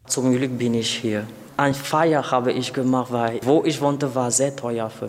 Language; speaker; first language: German; non-native, learner; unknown